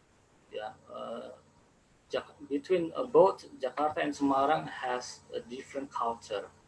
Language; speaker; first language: English; non-native, fluent; Indonesian